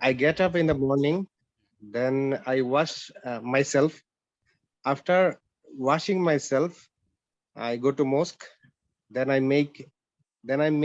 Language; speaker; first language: English; non-native, learner; Bangla